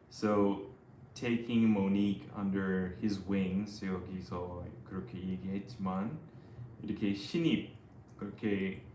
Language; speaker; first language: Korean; non-native, fluent; English